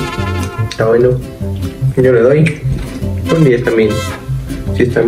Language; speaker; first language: Spanish; native; Spanish